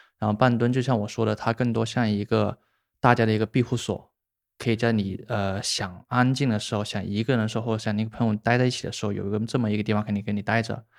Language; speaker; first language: Chinese; native; Chinese